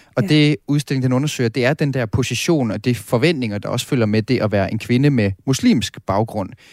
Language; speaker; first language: Danish; native; Danish